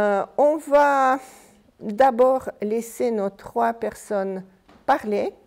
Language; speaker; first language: French; non-native, fluent; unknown